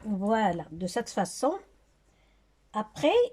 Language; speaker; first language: French; non-native, local second language; Arabic